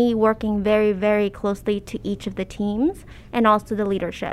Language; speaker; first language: English; early bilingual, other home language; Cantonese